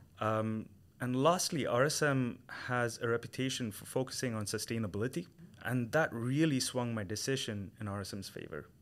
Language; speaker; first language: English; non-native, local second language; Tamil